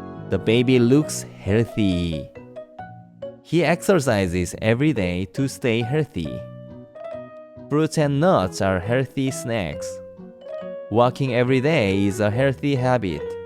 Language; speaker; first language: English; non-native, fluent; Korean